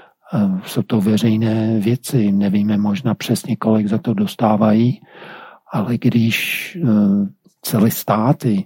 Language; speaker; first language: Czech; non-native, fluent; English